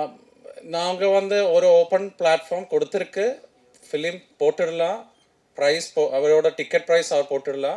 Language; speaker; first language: Tamil; non-native, fluent; Malayalam